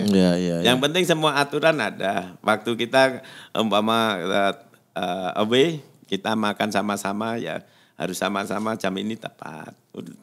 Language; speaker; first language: Indonesian; native; Indonesian